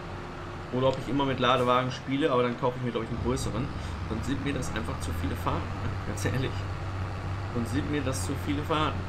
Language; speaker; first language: German; native; German